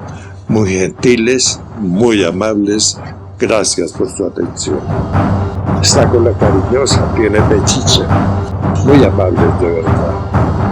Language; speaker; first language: Spanish; native; Spanish